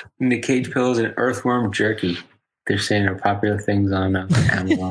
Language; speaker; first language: English; native; English